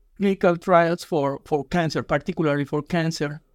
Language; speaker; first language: English; non-native, fluent; Spanish